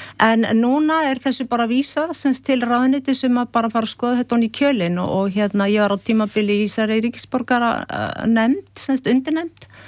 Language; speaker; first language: Icelandic; native; Icelandic